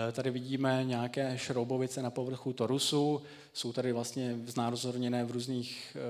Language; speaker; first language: Czech; native; Czech